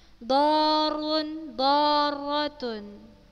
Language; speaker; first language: Arabic; non-native, fluent; Indonesian